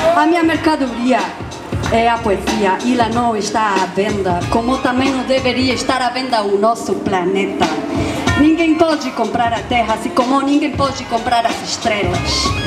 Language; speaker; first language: Portuguese; non-native, fluent; Spanish